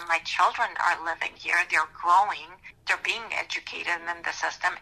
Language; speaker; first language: English; non-native, fluent; Romanian